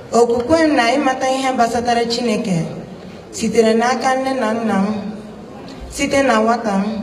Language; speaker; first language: Igbo; early bilingual, heritage; Igbo